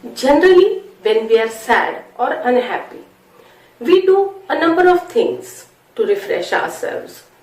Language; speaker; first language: English; non-native, local second language; Marathi